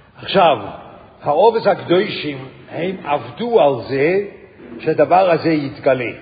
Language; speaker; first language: Hebrew; non-native, fluent; English